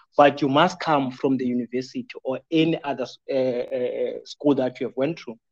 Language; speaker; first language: English; non-native, local second language; Xhosa